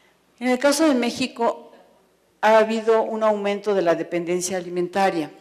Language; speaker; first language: Spanish; native; Spanish